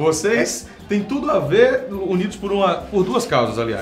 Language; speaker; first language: Portuguese; native; Portuguese